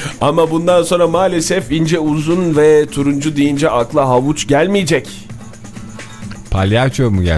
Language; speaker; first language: Turkish; native; Turkish